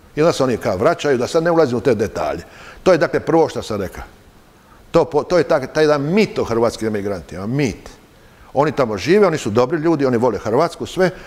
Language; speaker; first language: Croatian; native; Croatian